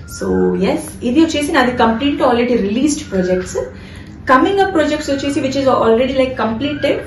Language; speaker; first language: Telugu; non-native, fluent; Hindi